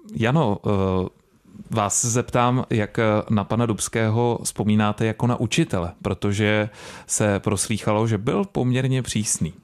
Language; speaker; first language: Czech; native; Czech